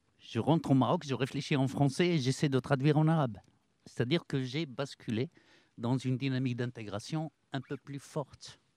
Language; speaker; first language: French; non-native, local second language; Arabic